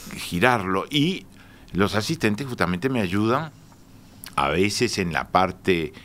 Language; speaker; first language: Spanish; native; Spanish